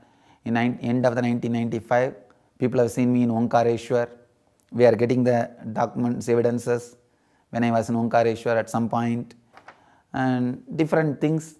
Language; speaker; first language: English; non-native, local second language; Tamil